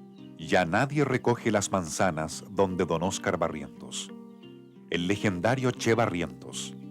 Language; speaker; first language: Spanish; native; Spanish